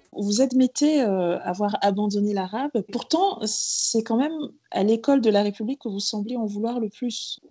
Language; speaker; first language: French; native; French